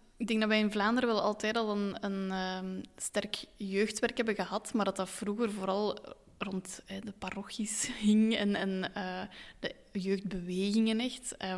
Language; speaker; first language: Dutch; native; Dutch